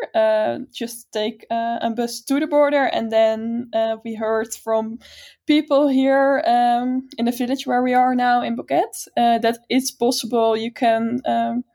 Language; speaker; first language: English; non-native, fluent; Dutch